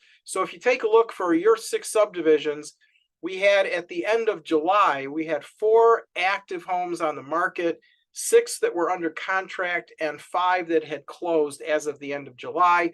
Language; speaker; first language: English; native; English